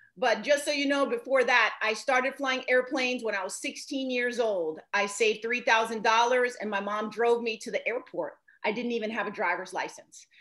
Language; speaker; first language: English; native; English